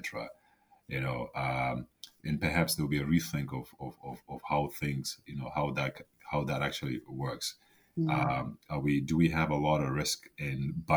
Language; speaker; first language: English; non-native, local second language; Shona